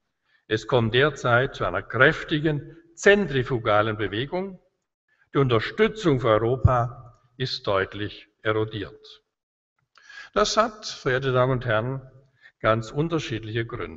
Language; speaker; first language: German; native; German